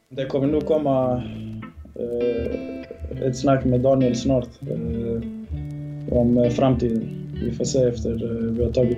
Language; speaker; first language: Swedish; early bilingual, other home language; Bosnian